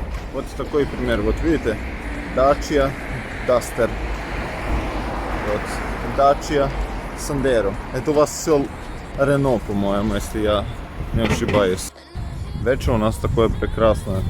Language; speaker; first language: Russian; non-native, fluent; Serbian